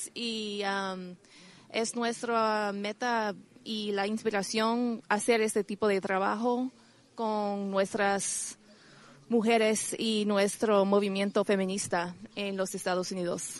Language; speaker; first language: Spanish; non-native, learner; English